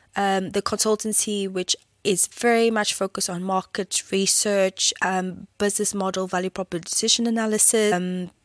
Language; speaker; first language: English; native; English